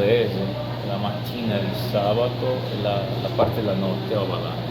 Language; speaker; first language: Italian; non-native, learner; Portuguese